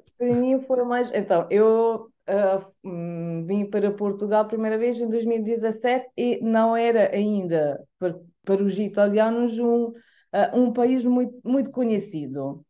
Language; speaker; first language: Portuguese; non-native, fluent; Italian